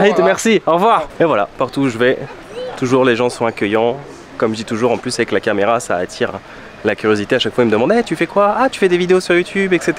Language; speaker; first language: French; native; French